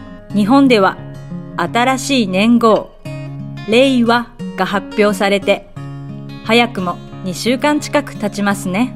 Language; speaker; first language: Japanese; native; Japanese